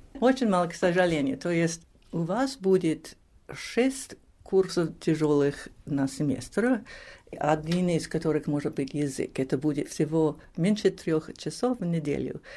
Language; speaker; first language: Russian; non-native, fluent; English